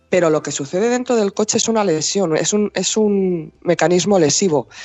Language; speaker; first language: Spanish; native; Spanish